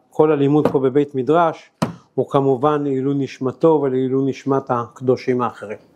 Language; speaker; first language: Hebrew; native; Hebrew